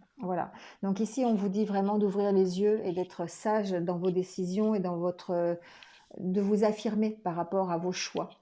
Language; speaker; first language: French; native; French